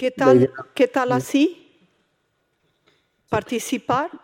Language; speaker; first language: Spanish; non-native, fluent; Portuguese